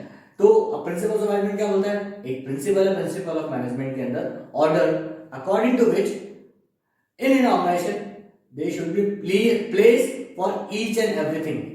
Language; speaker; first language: Hindi; native; Hindi